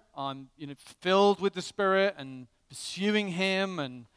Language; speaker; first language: English; native; English